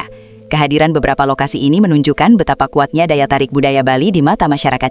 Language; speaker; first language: Indonesian; native; Indonesian